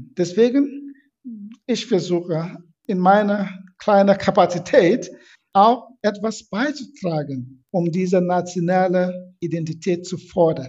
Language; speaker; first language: German; non-native, fluent; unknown